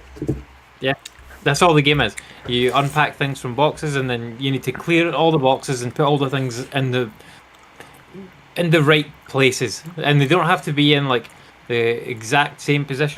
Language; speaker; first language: English; native; English